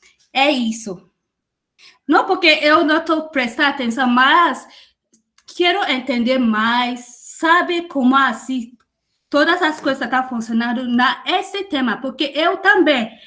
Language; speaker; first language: Portuguese; non-native, learner; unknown